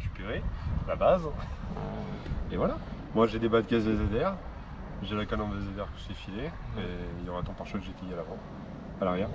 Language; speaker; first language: French; native; French